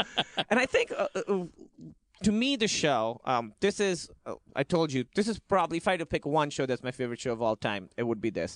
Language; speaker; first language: English; non-native, local second language; Urdu